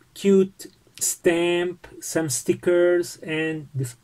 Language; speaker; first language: English; non-native, fluent; Portuguese